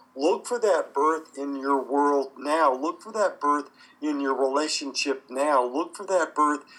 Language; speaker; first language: English; native; English